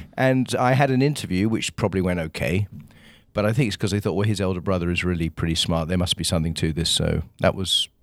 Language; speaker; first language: English; native; English